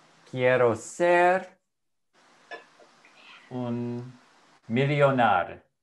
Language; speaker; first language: Spanish; non-native, fluent; English